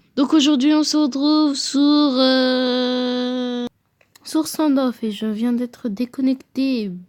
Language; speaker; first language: French; native; French